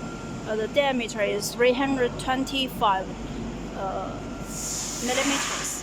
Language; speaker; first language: English; non-native, learner; Chinese